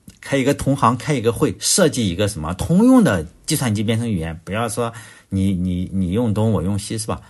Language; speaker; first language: Chinese; native; Chinese